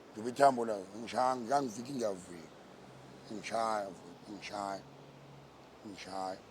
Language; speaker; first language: Zulu; native; Zulu